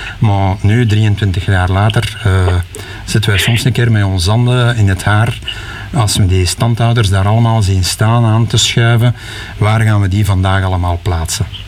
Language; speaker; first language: Dutch; native; Dutch